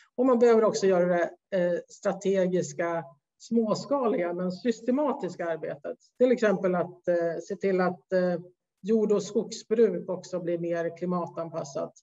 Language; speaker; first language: Swedish; native; Swedish